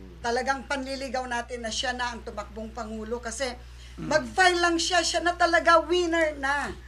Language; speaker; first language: Filipino; native; Filipino